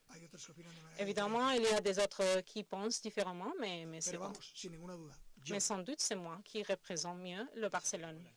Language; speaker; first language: French; non-native, fluent; Spanish